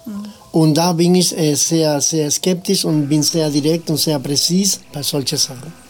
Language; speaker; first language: German; non-native, fluent; Spanish